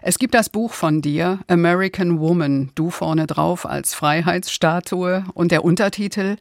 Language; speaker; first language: German; native; German